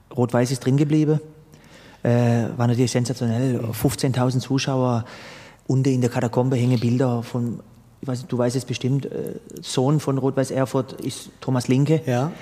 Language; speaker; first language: German; early bilingual, other home language; Croatian